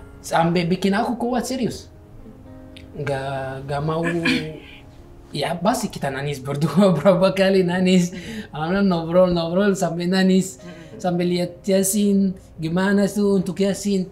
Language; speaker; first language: Indonesian; non-native, learner; Arabic